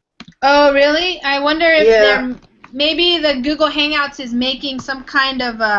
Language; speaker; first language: English; native; English